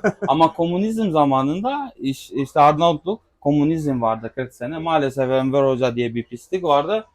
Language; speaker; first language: Turkish; non-native, fluent; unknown